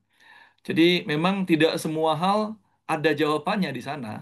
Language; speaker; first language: Indonesian; native; Indonesian